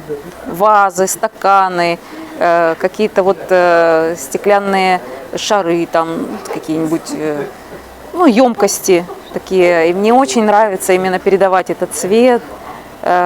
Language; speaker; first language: Russian; native; Russian